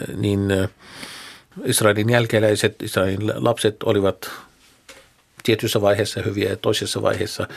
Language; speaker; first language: Finnish; non-native, fluent; Arabic